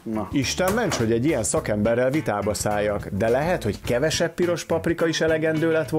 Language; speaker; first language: Hungarian; native; Hungarian